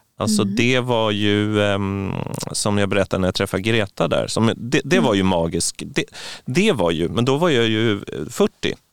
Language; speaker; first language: Swedish; native; Swedish